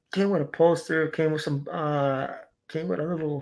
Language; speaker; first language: English; non-native, fluent; Spanish